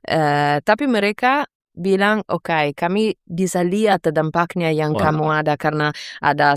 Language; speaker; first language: Indonesian; non-native, fluent; Italian